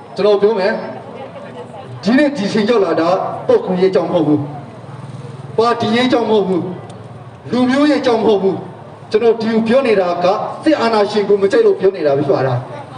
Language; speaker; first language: Burmese; non-native, local second language; Hakha Chin